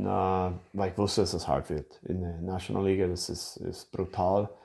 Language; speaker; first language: German; non-native, fluent; English